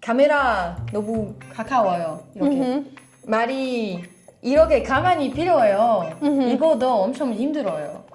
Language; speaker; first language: Korean; non-native, learner; French